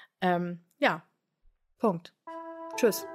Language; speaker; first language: German; native; German